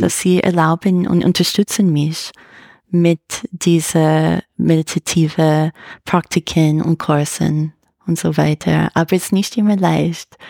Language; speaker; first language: German; non-native, fluent; English